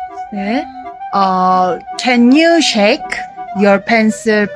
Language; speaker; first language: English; non-native, learner; Korean